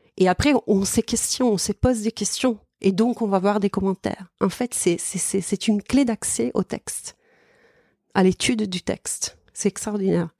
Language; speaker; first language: French; non-native, fluent; Italian